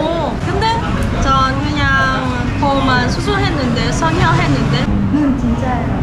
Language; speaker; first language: Korean; non-native, learner; Vietnamese